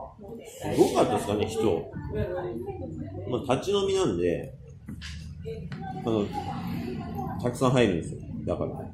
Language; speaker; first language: Japanese; native; Japanese